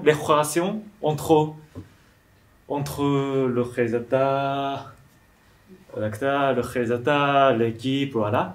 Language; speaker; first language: French; non-native, learner; Japanese